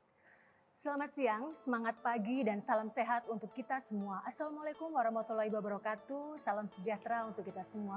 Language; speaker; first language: Indonesian; native; Indonesian